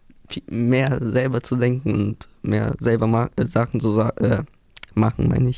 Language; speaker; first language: German; early bilingual, other home language; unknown